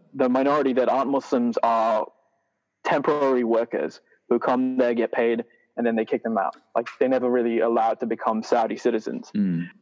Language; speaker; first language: English; non-native, fluent; Arabic